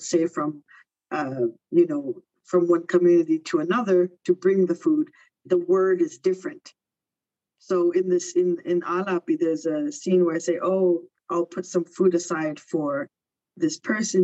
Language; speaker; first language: English; early bilingual, other home language; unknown